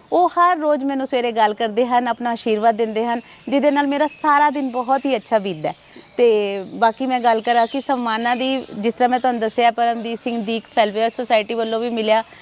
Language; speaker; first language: Punjabi; non-native, local second language; Hindi